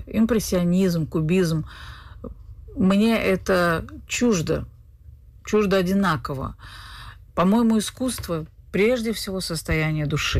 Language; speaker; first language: Russian; native; Russian